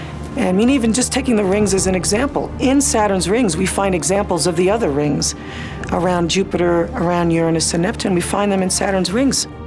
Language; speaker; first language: English; native; English